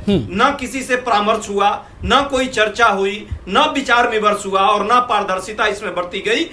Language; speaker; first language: Hindi; native; Hindi